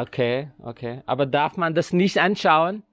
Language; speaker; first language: German; non-native, fluent; Urdu